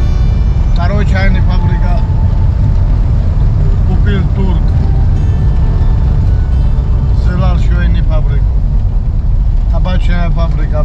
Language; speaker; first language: Russian; non-native, learner; Georgian